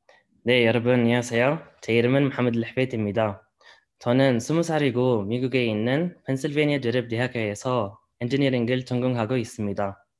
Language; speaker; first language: Korean; non-native, learner; Arabic